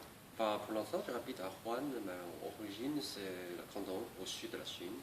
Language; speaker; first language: French; non-native, learner; Chinese